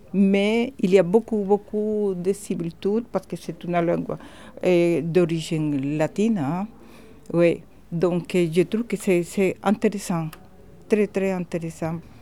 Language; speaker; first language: French; non-native, fluent; Spanish